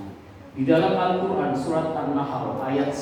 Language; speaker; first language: Indonesian; native; Indonesian